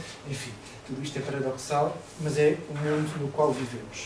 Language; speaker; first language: Portuguese; native; Portuguese